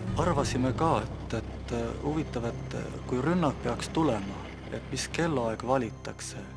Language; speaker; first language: Estonian; native; Estonian